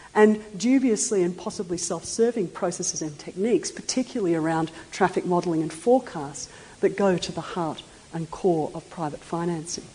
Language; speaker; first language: English; native; English